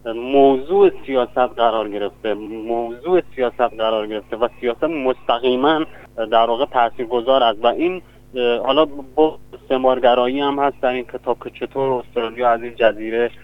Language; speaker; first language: Persian; non-native, local second language; Kurdish